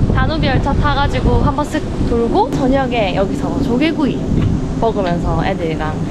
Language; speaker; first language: Korean; native; Korean